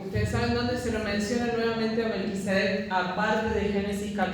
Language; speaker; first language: Spanish; native; Spanish